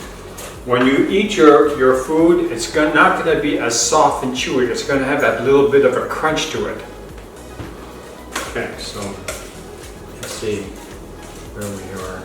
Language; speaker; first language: English; native; English